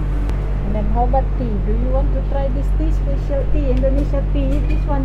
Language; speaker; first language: English; non-native, learner; Indonesian